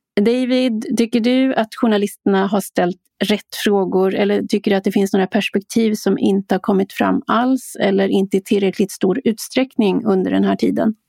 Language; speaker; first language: Swedish; native; Swedish